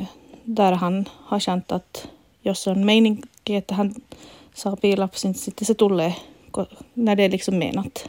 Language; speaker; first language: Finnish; non-native, local second language; Swedish